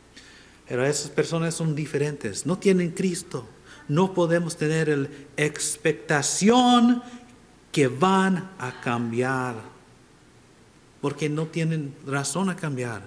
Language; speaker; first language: Spanish; non-native, fluent; English